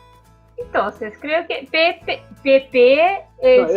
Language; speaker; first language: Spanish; non-native, learner; Portuguese